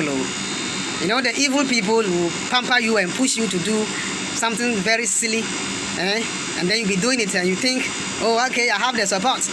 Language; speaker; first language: English; non-native, local second language; Akan